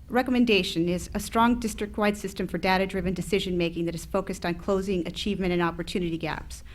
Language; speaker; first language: English; early bilingual, other home language; Spanish